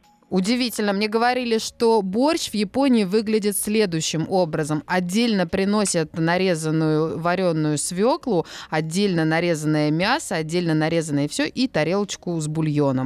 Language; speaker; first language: Russian; native; Russian